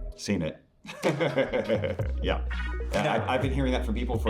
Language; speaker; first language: English; native; English